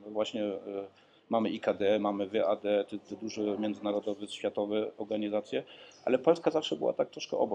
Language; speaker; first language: Polish; early bilingual, heritage; Polish